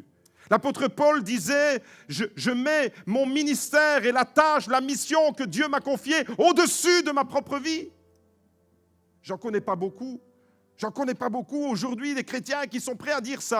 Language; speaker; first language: French; native; French